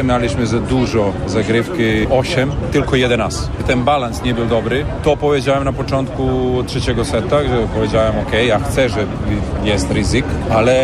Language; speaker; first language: Polish; non-native, learner; Serbian